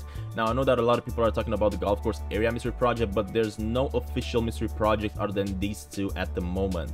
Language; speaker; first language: English; non-native, fluent; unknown